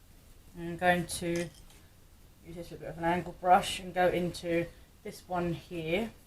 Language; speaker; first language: English; native; English